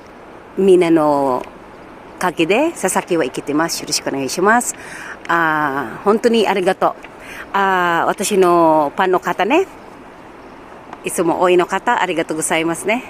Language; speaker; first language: Japanese; non-native, learner; Filipino